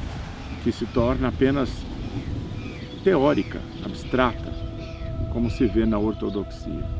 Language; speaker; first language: Portuguese; native; Portuguese